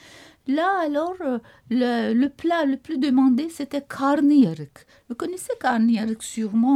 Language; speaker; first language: French; non-native, fluent; Turkish